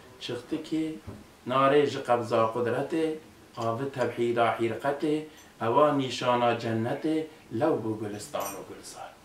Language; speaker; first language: Turkish; native; Turkish